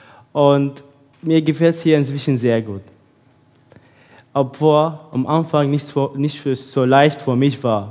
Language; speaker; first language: German; non-native, learner; Arabic